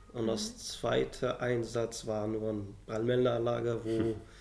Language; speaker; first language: German; non-native, fluent; Arabic